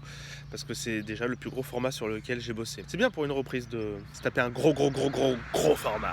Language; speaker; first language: French; native; French